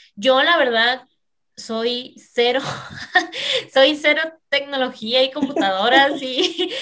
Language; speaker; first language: Spanish; native; Spanish